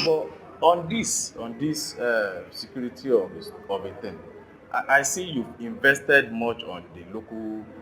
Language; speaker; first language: English; non-native, local second language; Yoruba